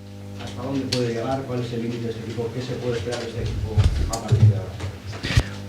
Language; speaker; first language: Spanish; native; Spanish